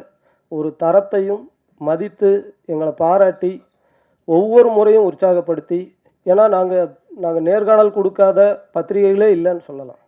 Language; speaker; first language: Tamil; native; Tamil